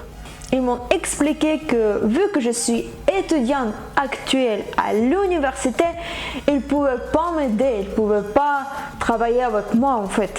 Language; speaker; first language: French; non-native, fluent; Ukrainian